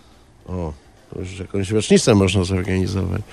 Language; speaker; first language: Polish; native; Polish